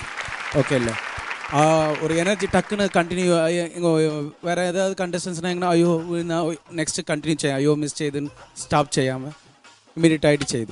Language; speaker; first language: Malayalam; non-native, local second language; Tamil